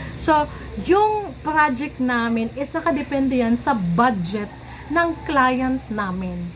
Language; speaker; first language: Filipino; non-native, local second language; Cebuano